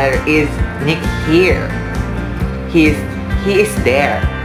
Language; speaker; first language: English; non-native, local second language; Filipino